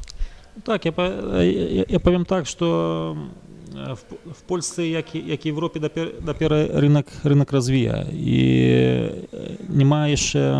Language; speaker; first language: Polish; non-native, fluent; Russian